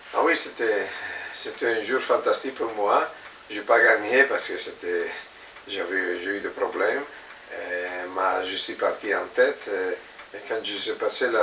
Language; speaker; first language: French; non-native, fluent; Italian